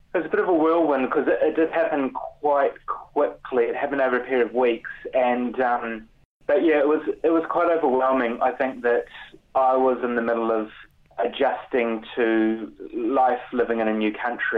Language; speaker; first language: English; native; English